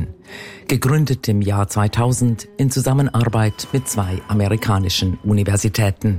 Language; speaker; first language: German; native; German